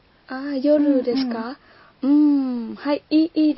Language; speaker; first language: Japanese; non-native, learner; Vietnamese